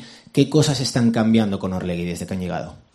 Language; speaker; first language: Spanish; native; Spanish